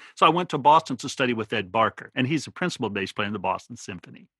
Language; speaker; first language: English; native; English